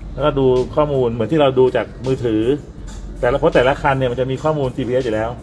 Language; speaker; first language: Thai; native; Thai